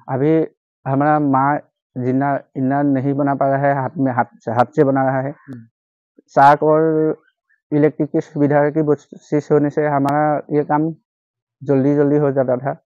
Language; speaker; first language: Hindi; non-native, local second language; Assamese